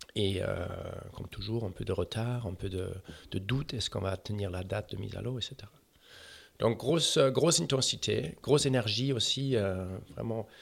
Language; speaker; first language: French; non-native, fluent; German